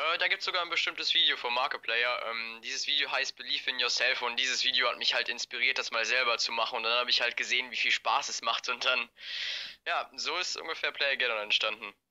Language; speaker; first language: German; native; German